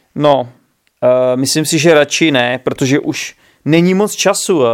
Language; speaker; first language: Czech; native; Czech